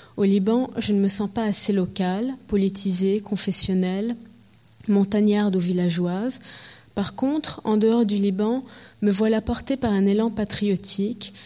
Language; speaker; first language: French; early bilingual, heritage; French